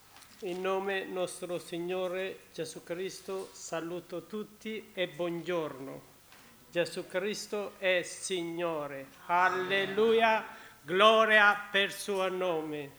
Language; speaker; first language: Italian; non-native, learner; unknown